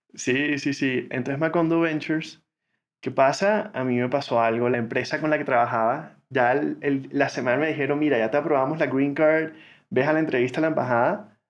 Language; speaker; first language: Spanish; native; Spanish